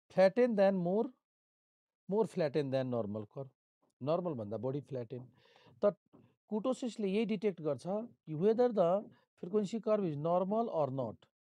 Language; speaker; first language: Nepali; non-native, local second language; Maithili